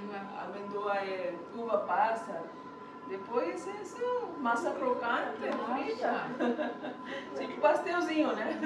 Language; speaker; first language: Portuguese; non-native, learner; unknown